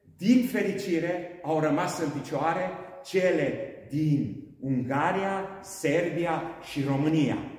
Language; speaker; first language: Romanian; non-native, local second language; Hungarian